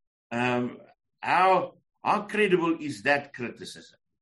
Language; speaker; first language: English; non-native, local second language; Afrikaans